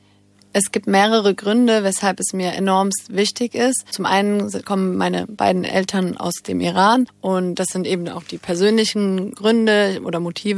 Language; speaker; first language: German; early bilingual, other home language; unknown